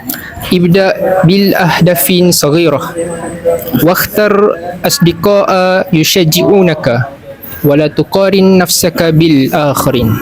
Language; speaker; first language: Arabic; non-native, learner; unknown